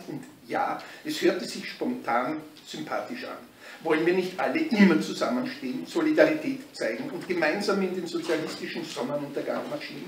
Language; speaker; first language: German; native; German